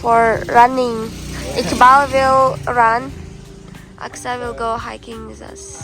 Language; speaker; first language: English; non-native, learner; Uzbek